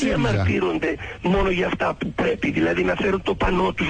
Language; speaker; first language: Greek; native; Greek